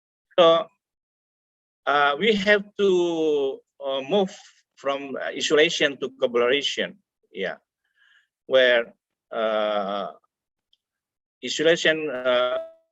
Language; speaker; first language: English; non-native, fluent; Indonesian